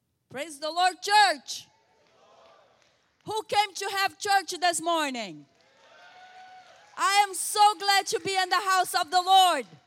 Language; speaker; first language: English; non-native, fluent; Portuguese